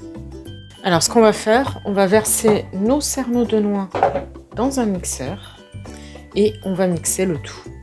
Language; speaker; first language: French; native; French